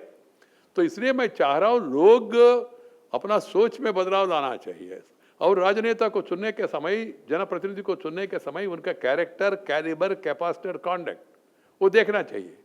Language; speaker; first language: Hindi; non-native, local second language; Telugu